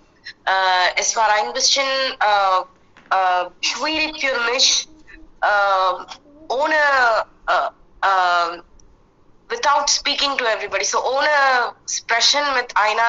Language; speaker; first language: German; non-native, learner; Hindi